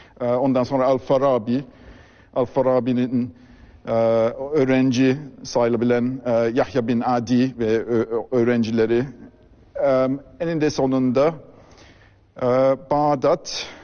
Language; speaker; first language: Turkish; non-native, fluent; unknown